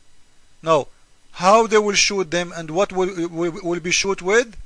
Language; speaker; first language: English; non-native, fluent; Arabic